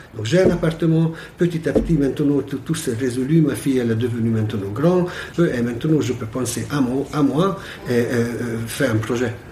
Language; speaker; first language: French; non-native, fluent; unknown